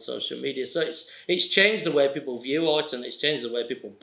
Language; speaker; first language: English; native; English